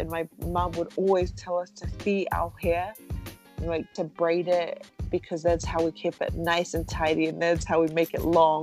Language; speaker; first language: English; native; English